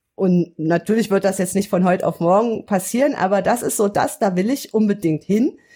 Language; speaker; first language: German; native; German